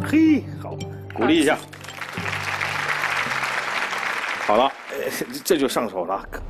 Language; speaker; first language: Chinese; native; Chinese